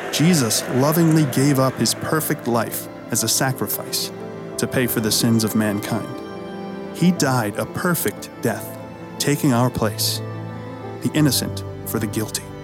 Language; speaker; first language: English; native; English